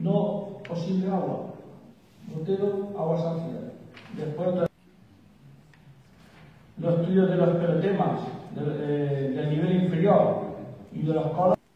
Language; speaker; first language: Spanish; native; Spanish